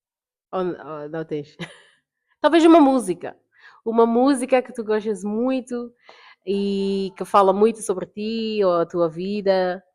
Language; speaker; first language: Portuguese; non-native, fluent; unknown